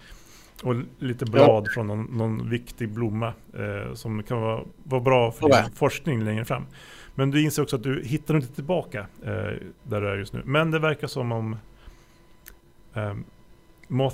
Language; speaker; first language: Swedish; native; Swedish